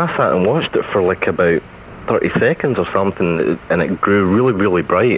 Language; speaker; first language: English; native; English